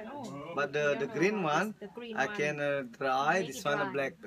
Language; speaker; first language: English; non-native, learner; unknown